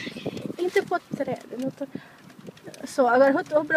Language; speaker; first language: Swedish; non-native, learner; Portuguese